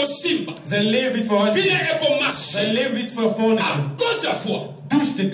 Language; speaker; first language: German; non-native, learner; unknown